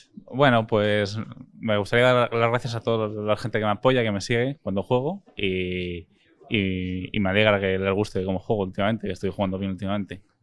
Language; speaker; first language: Spanish; native; Spanish